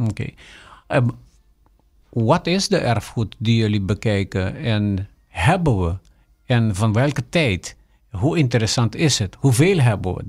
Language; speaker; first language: Dutch; non-native, local second language; Papiamento